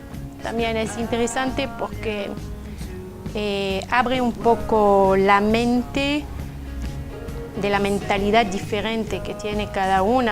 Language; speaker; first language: Spanish; non-native, fluent; French